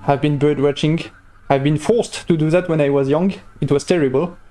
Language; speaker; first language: English; non-native, fluent; French